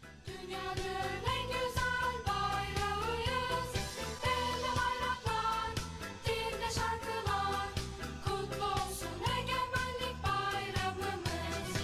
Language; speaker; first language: Turkish; early bilingual, heritage; Turkish